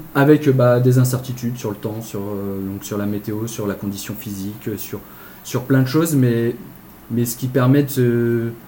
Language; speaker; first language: French; native; French